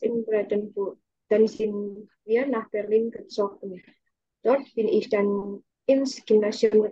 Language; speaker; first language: German; non-native, learner; Indonesian